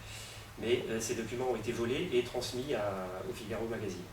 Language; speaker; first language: French; native; French